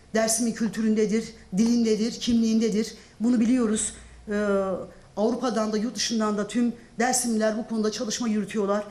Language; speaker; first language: Turkish; non-native, local second language; Zaza